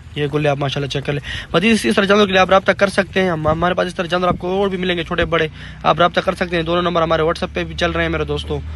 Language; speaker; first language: Urdu; non-native, local second language; Punjabi